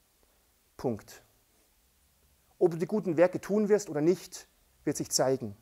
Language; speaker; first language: German; native; German